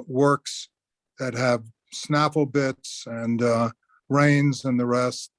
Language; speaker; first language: English; native; English